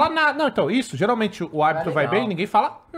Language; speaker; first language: Portuguese; native; Portuguese